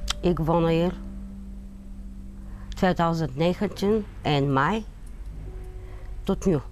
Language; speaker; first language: Dutch; non-native, learner; Bulgarian